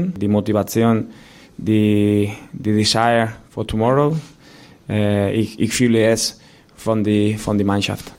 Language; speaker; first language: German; non-native, learner; Spanish